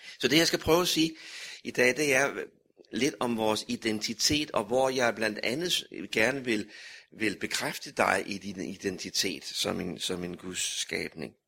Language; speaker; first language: Danish; native; Danish